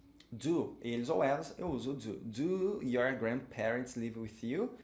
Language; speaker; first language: English; non-native, fluent; Portuguese